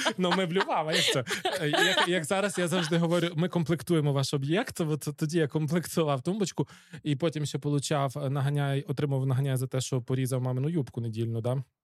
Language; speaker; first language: Ukrainian; native; Ukrainian